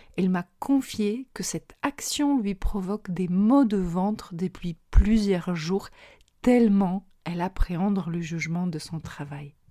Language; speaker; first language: French; non-native, fluent; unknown